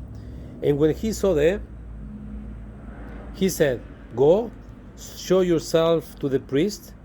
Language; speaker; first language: English; non-native, fluent; Spanish